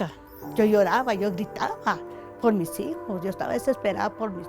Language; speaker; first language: Spanish; native; Spanish